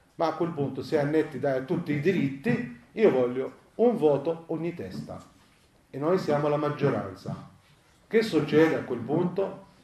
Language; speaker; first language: Italian; non-native, fluent; Arabic